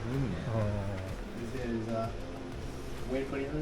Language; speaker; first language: English; non-native, learner; Japanese